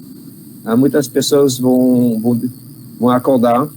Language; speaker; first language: Portuguese; non-native, learner; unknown